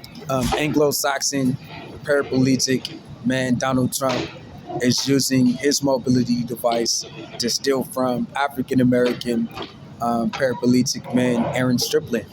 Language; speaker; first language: English; native; English